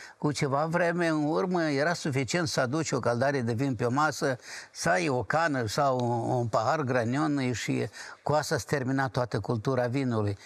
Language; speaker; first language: Romanian; native; Romanian